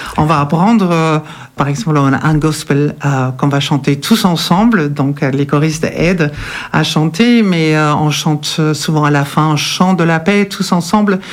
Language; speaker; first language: French; non-native, fluent; German